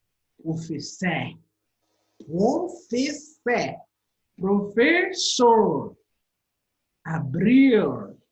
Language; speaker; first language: Portuguese; non-native, fluent; Haitian Creole